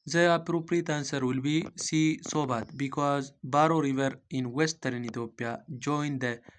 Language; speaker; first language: English; non-native, local second language; Amharic